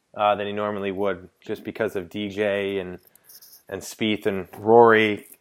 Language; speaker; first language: English; native; English